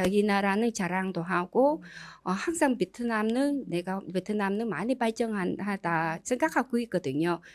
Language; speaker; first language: Korean; non-native, learner; Vietnamese